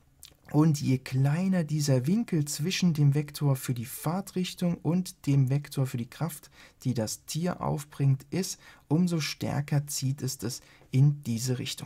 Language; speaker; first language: German; native; German